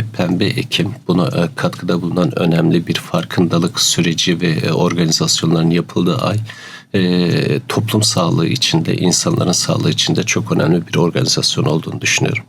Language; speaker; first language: Turkish; native; Turkish